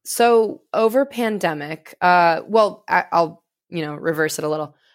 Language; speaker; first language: English; native; English